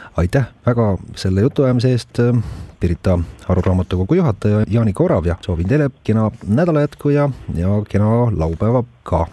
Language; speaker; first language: Estonian; native; Estonian